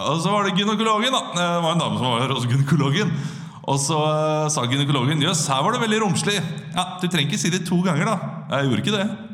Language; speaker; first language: Norwegian; native; Norwegian